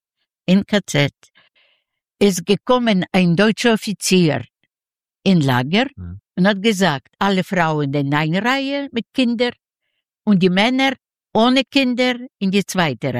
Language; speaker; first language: German; non-native, fluent; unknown